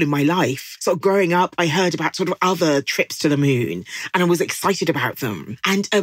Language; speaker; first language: English; native; English